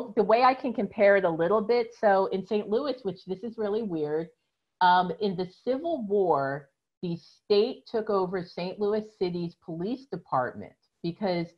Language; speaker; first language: English; native; English